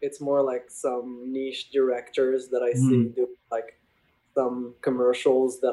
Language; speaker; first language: English; non-native, fluent; Arabic